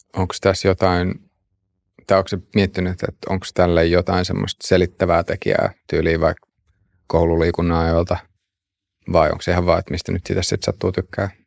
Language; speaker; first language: Finnish; native; Finnish